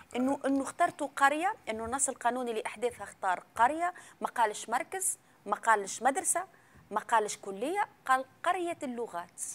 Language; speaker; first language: Arabic; native; Arabic